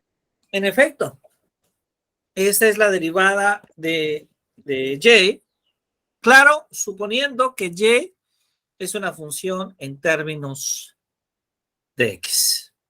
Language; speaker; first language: Spanish; native; Spanish